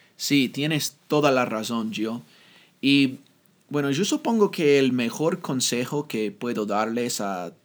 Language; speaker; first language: Spanish; non-native, fluent; English